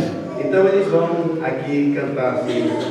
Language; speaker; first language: Portuguese; native; Portuguese